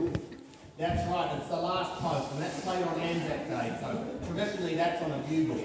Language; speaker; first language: English; native; English